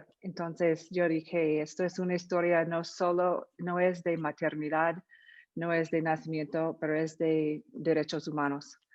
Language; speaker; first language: Spanish; non-native, fluent; English